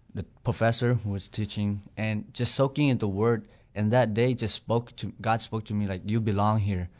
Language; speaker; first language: English; non-native, fluent; Burmese